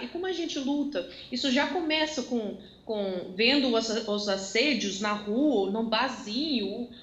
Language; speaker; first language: Portuguese; non-native, fluent; Dutch